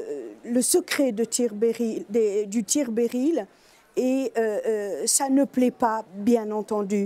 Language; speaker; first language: French; native; French